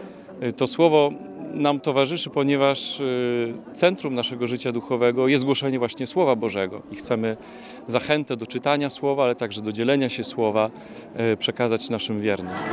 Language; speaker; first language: Polish; native; Polish